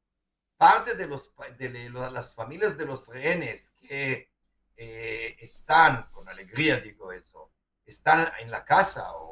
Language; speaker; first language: Spanish; non-native, fluent; Hebrew